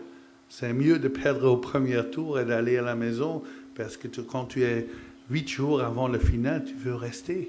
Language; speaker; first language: French; non-native, fluent; Dutch